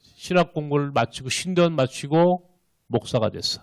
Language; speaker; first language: Korean; native; Korean